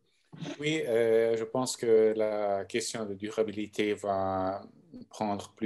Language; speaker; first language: French; non-native, local second language; German